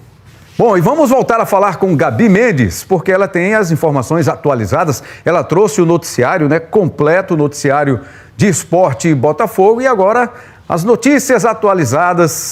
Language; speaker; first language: Portuguese; native; Portuguese